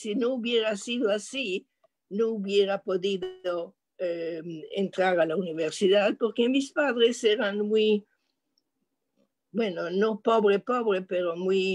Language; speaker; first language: Spanish; non-native, fluent; French